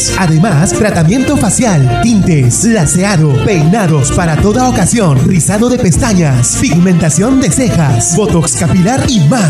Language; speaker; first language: Spanish; native; Spanish